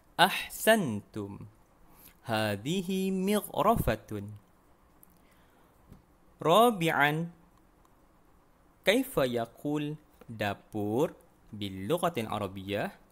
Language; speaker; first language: Arabic; non-native, fluent; Malay